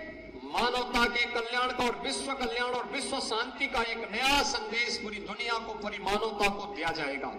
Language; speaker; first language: Hindi; native; Hindi